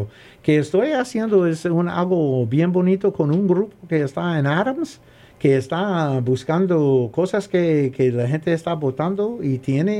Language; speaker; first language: Spanish; non-native, learner; English